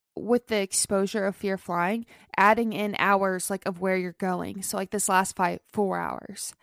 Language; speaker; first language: English; early bilingual, other home language; Italian